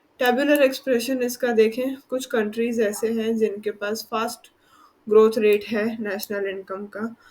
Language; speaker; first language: Hindi; non-native, local second language; Gujarati